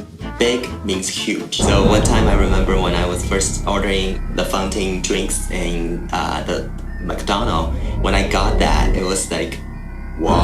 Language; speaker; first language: English; non-native, fluent; Chinese